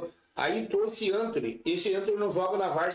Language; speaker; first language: Portuguese; native; Portuguese